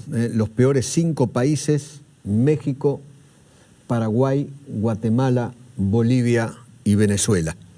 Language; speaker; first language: Spanish; native; Spanish